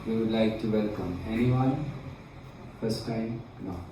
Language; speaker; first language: English; non-native, local second language; Hindi